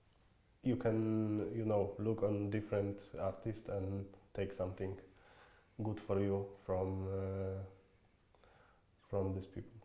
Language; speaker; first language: English; non-native, fluent; Polish